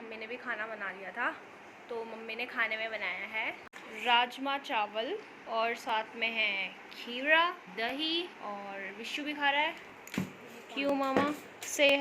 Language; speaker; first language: Hindi; native; Hindi